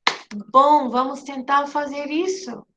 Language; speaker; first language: Portuguese; non-native, fluent; English